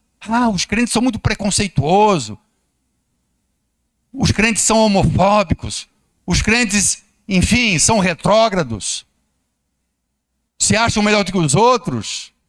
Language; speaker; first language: Portuguese; native; Portuguese